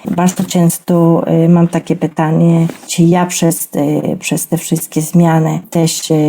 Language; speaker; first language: Polish; non-native, fluent; Spanish